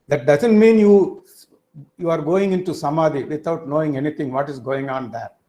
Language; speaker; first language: English; non-native, local second language; Tamil